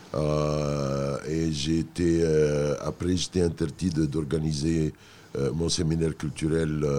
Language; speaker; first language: French; non-native, fluent; Arabic